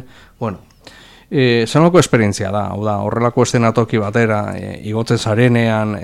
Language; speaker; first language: Basque; native; Basque